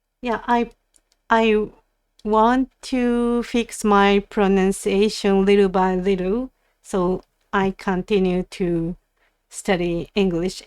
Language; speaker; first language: English; non-native, learner; Japanese